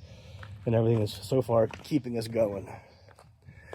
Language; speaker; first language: English; native; English